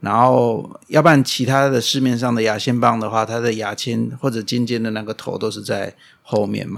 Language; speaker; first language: Chinese; non-native, fluent; German